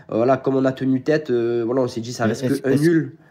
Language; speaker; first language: French; native; French